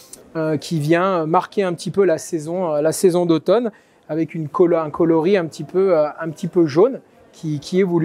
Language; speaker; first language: French; native; French